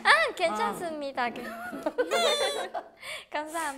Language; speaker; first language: Korean; non-native, learner; Filipino